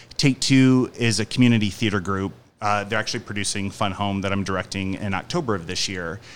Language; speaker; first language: English; native; English